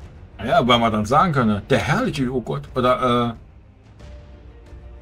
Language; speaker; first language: German; native; German